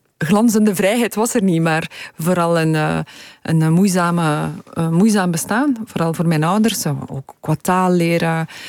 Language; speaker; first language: Dutch; early bilingual, other home language; Polish